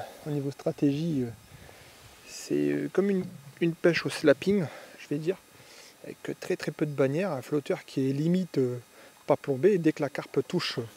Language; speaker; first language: French; native; French